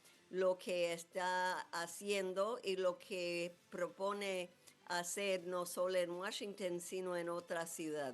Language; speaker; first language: Spanish; non-native, fluent; English